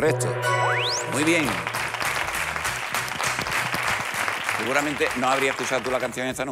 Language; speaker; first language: Spanish; native; Spanish